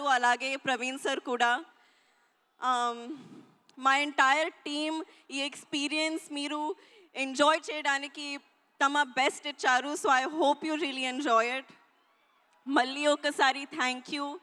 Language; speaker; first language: Telugu; non-native, learner; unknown